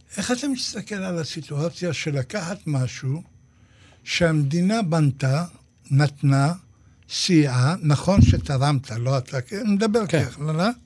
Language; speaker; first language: Hebrew; native; Hebrew